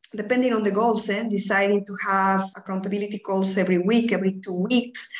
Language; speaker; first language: English; non-native, fluent; Spanish